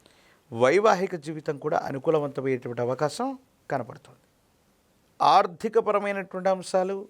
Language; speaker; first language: Telugu; native; Telugu